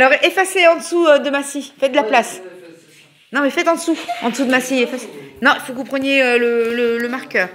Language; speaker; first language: French; native; French